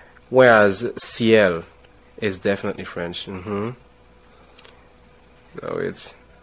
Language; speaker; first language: English; non-native, fluent; Haitian Creole